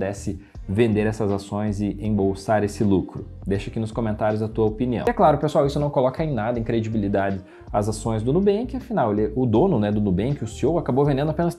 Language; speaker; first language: Portuguese; native; Portuguese